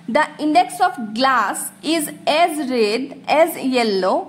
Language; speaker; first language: English; non-native, local second language; Assamese